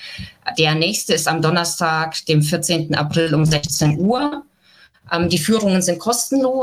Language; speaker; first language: German; native; German